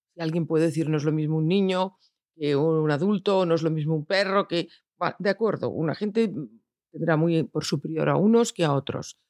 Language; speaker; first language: Spanish; non-native, local second language; Catalan